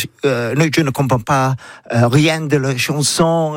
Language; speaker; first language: French; non-native, learner; English